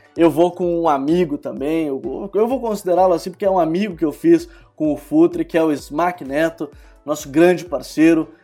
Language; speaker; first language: Portuguese; native; Portuguese